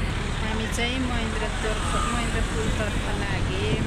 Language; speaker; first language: Nepali; native; Nepali